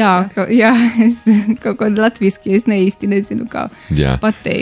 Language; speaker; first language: Latvian; non-native, learner; Romanian